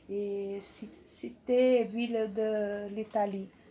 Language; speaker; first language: French; non-native, learner; Portuguese